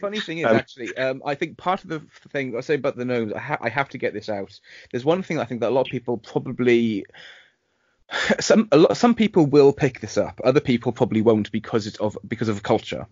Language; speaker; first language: English; native; English